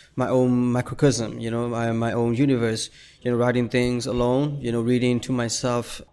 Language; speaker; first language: English; non-native, fluent; Burmese